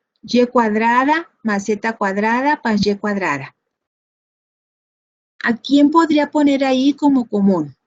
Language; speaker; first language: Spanish; native; Spanish